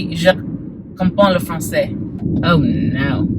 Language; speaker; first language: French; non-native, learner; English